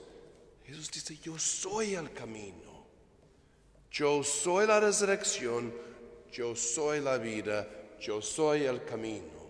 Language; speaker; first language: Spanish; non-native, fluent; English